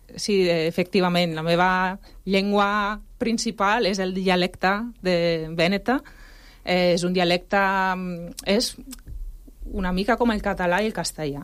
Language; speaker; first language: Catalan; non-native, fluent; Italian